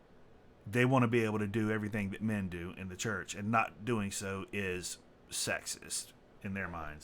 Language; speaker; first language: English; native; English